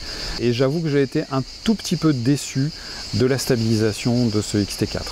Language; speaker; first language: French; native; French